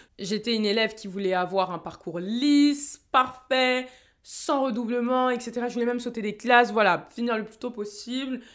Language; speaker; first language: French; native; French